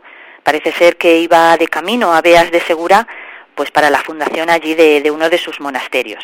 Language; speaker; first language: Spanish; native; Spanish